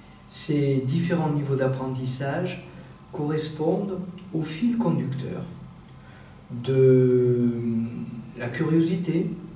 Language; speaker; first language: French; native; French